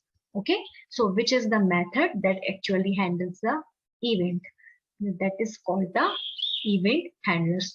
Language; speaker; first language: English; non-native, local second language; Hindi